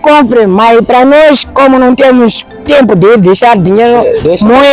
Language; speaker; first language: Portuguese; non-native, local second language; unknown